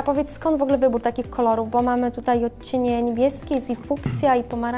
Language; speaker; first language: Polish; native; Polish